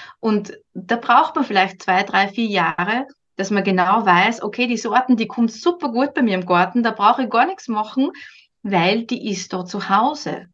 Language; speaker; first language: German; native; German